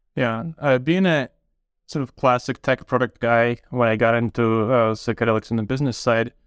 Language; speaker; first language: English; non-native, fluent; Ukrainian